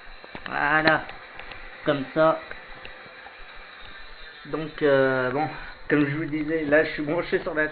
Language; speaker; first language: French; native; French